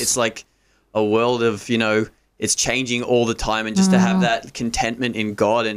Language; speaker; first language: English; native; English